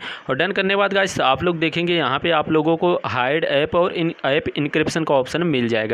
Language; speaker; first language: Hindi; native; Hindi